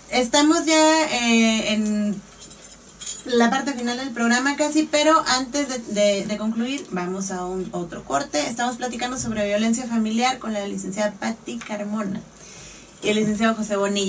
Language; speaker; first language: Spanish; native; Spanish